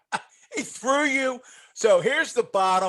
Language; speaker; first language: English; native; English